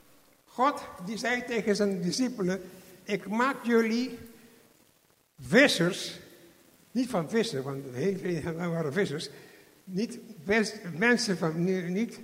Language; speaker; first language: Dutch; non-native, fluent; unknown